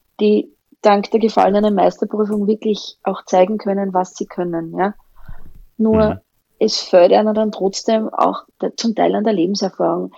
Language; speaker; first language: German; native; German